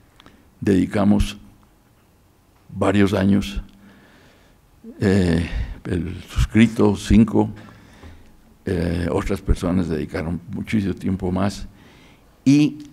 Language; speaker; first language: Spanish; native; Spanish